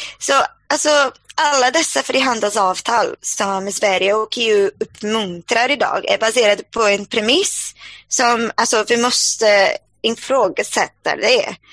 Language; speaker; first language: Swedish; non-native, fluent; Portuguese